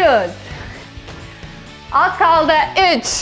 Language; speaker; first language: Turkish; non-native, fluent; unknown